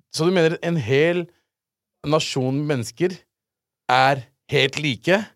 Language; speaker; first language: Norwegian; early bilingual, other home language; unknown